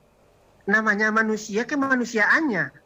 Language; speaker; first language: Indonesian; native; Indonesian